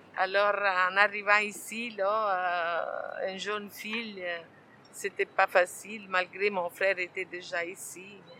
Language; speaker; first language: French; non-native, fluent; Italian